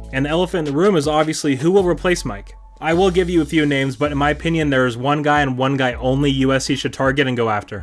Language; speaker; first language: English; native; English